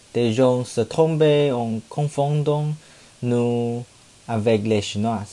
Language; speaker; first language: French; non-native, learner; Chinese